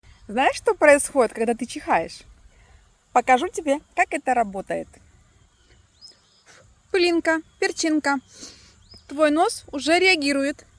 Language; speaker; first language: Russian; native; Russian